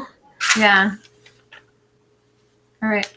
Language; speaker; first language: English; native; English